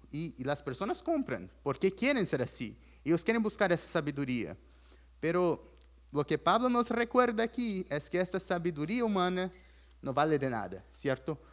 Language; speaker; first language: Spanish; early bilingual, other home language; Portuguese